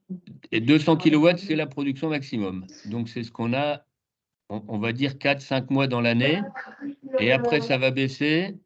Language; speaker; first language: French; native; French